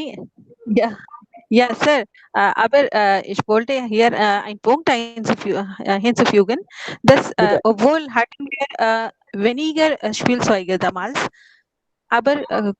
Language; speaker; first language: German; non-native, learner; Hindi